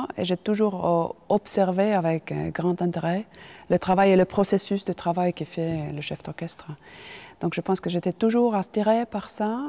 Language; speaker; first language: French; non-native, fluent; Finnish